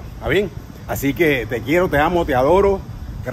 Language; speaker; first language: Spanish; native; Spanish